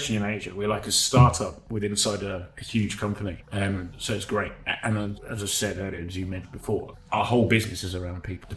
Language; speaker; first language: English; native; English